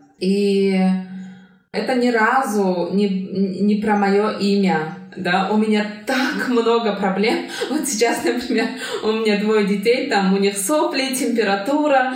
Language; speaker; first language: Russian; non-native, local second language; Kyrgyz